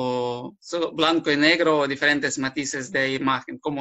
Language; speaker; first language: Spanish; non-native, fluent; Ukrainian